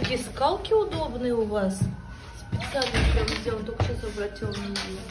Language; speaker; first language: Russian; native; Russian